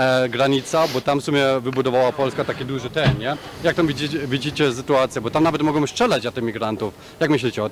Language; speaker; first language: Polish; non-native, learner; German